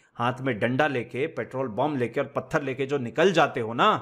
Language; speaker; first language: Hindi; native; Hindi